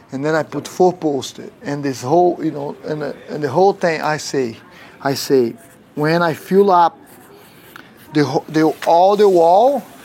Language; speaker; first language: English; non-native, fluent; Portuguese